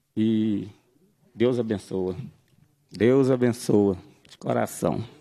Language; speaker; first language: Portuguese; native; Portuguese